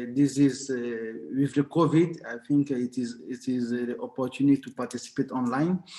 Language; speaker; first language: English; non-native, learner; Bambara